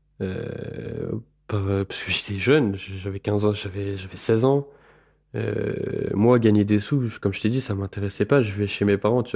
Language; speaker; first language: French; native; French